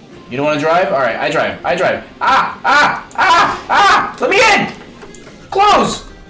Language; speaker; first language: English; early bilingual, other home language; Spanish